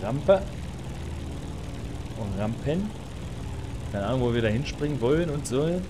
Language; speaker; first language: German; native; German